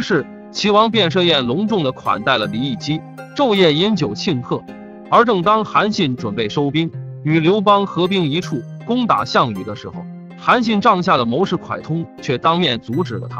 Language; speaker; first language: Chinese; native; Chinese